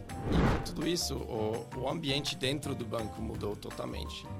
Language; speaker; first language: Portuguese; non-native, fluent; Swiss German